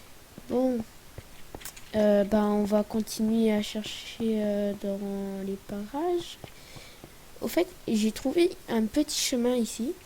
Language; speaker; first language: French; native; French